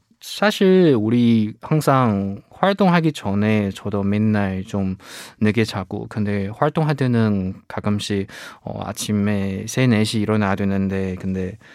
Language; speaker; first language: Korean; non-native, fluent; Chinese